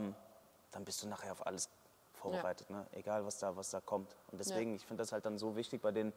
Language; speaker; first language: German; native; German